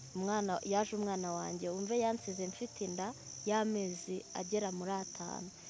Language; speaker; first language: Kinyarwanda; native; Kinyarwanda